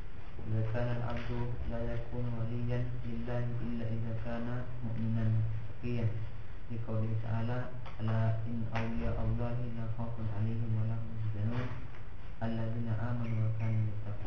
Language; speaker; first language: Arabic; non-native, fluent; Indonesian